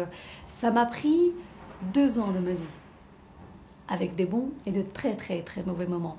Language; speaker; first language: French; native; French